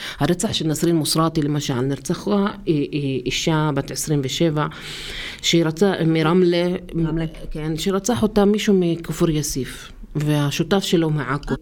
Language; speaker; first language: Hebrew; non-native, local second language; Arabic